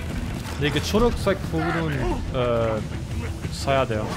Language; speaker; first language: Korean; non-native, learner; German